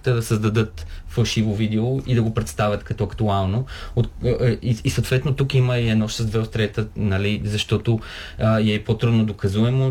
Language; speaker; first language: Bulgarian; native; Bulgarian